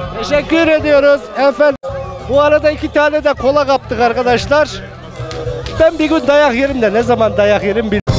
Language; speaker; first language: Turkish; native; Turkish